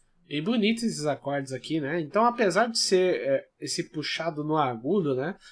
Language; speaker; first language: Portuguese; native; Portuguese